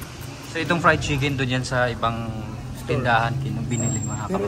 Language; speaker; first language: Filipino; native; Filipino